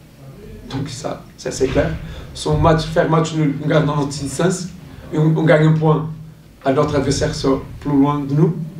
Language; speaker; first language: French; non-native, learner; Portuguese